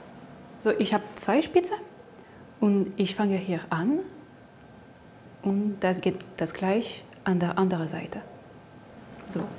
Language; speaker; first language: German; non-native, fluent; French